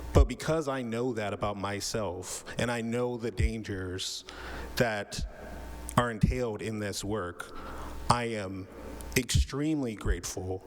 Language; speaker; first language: English; native; English